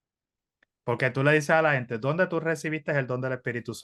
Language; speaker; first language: Spanish; native; Spanish